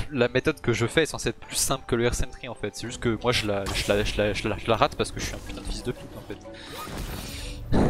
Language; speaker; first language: French; native; French